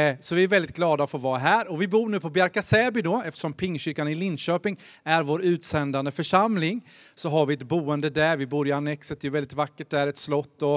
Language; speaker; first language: Swedish; native; Swedish